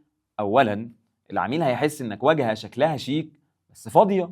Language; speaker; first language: Arabic; native; Arabic